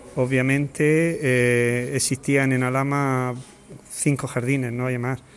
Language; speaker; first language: Spanish; native; Spanish